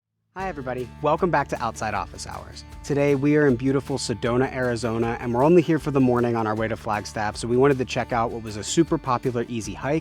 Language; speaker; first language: English; native; English